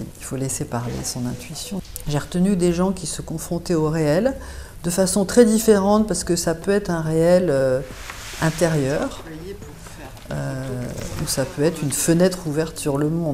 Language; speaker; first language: French; native; French